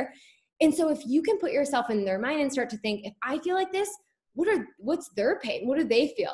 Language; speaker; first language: English; native; English